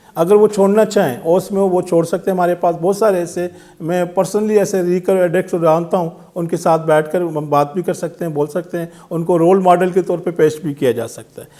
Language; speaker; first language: Urdu; non-native, local second language; Sindhi